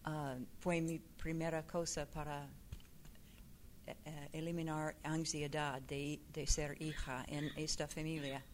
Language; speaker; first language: Spanish; non-native, fluent; English